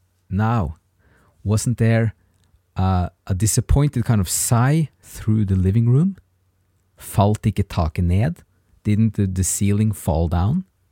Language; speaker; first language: English; non-native, fluent; Norwegian